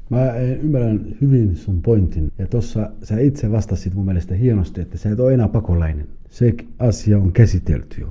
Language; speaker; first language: Finnish; early bilingual, other home language; Somali